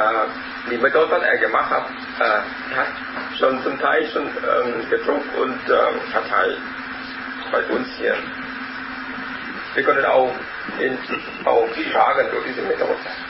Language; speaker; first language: German; non-native, learner; Vietnamese